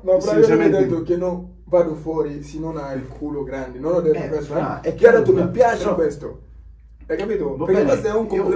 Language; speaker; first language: Italian; non-native, learner; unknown